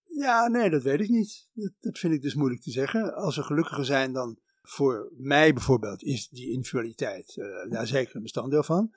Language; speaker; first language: Dutch; native; Dutch